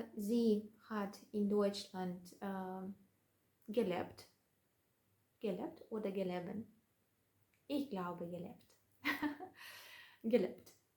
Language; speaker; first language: German; non-native, learner; Russian